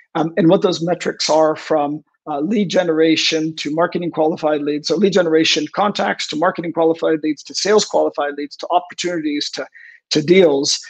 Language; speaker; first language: English; native; English